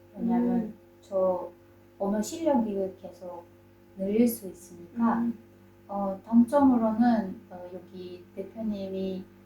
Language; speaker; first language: Korean; non-native, fluent; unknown